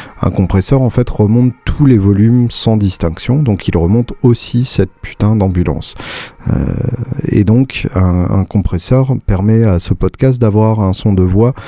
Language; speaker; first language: French; native; French